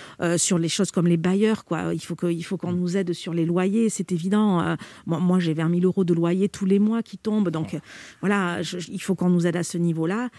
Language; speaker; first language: French; native; French